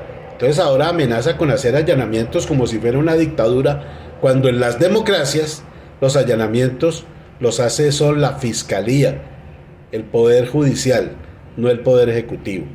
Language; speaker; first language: Spanish; native; Spanish